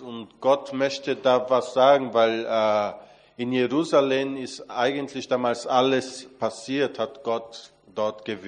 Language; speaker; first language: German; non-native, fluent; Portuguese